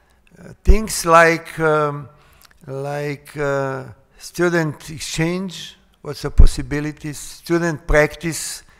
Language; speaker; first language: English; non-native, fluent; Serbian